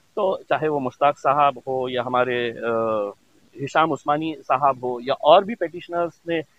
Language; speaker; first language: Hindi; non-native, local second language; Urdu